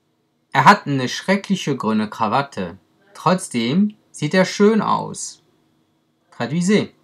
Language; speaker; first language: German; non-native, fluent; French